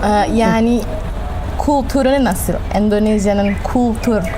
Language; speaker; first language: Turkish; non-native, learner; Indonesian